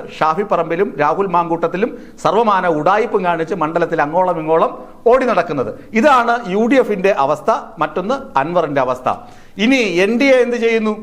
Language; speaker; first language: Malayalam; native; Malayalam